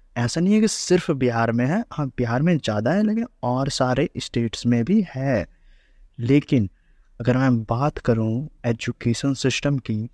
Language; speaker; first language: Hindi; native; Hindi